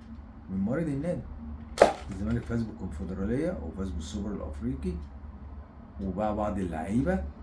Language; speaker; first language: Arabic; native; Arabic